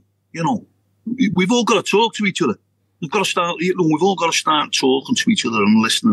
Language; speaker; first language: English; native; English